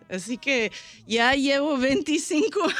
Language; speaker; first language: Spanish; early bilingual, heritage; Spanish